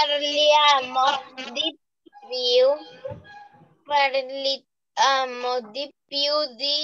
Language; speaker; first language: Italian; non-native, learner; Spanish